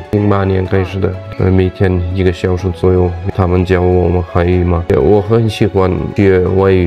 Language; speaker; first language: Chinese; non-native, fluent; Turkmen